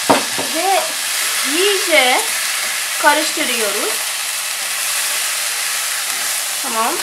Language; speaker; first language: Turkish; non-native, learner; Arabic